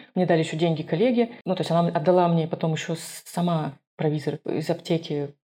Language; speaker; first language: Russian; non-native, local second language; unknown